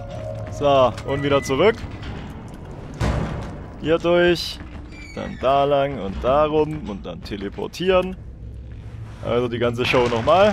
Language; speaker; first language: German; native; German